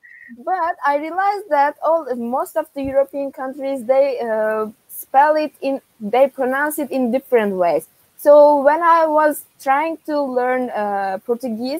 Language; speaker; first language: English; non-native, fluent; Turkish